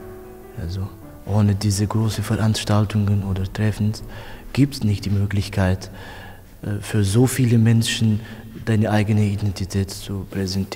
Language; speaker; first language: German; non-native, fluent; Romanian